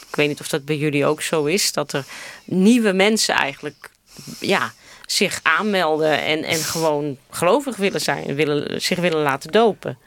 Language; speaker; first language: Dutch; native; Dutch